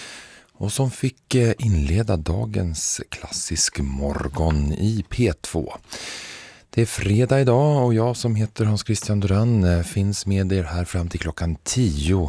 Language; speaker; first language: Swedish; native; Swedish